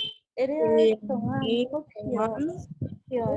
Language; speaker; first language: Korean; non-native, learner; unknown